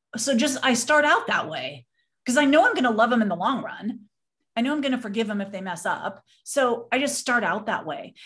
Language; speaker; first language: English; native; English